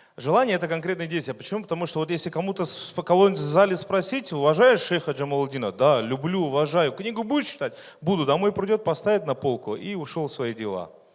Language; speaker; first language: Russian; native; Russian